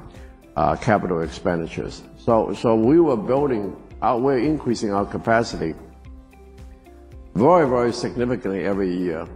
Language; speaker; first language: English; non-native, fluent; Chinese